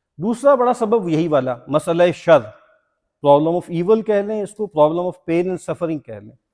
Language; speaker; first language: Urdu; non-native, local second language; Punjabi